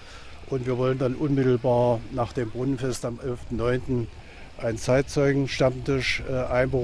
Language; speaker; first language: German; native; German